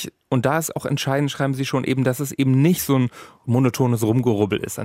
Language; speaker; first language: German; native; German